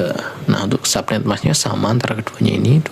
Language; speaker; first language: Indonesian; native; Indonesian